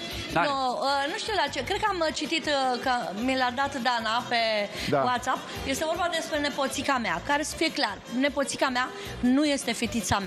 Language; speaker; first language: Romanian; native; Romanian